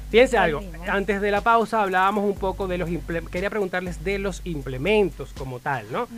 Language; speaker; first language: Spanish; native; Spanish